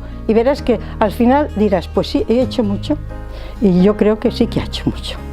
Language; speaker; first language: Spanish; native; Spanish